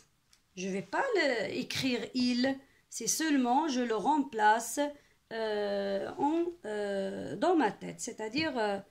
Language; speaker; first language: French; non-native, local second language; Arabic